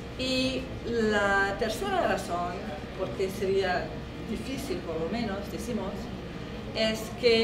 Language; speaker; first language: Spanish; non-native, fluent; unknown